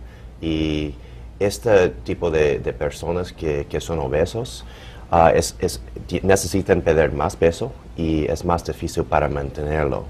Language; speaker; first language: Spanish; early bilingual, heritage; English